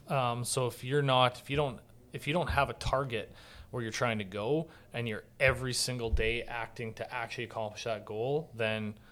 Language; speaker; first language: English; native; English